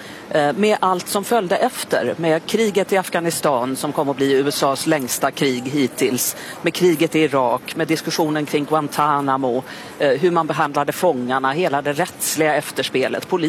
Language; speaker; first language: Swedish; native; Swedish